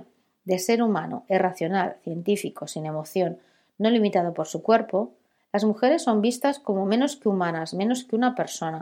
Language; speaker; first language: Spanish; native; Spanish